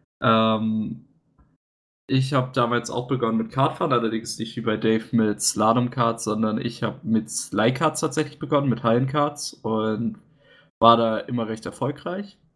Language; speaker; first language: German; native; German